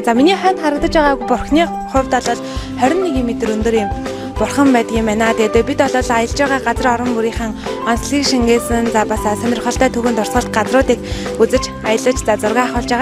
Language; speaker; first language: Mongolian; native; Mongolian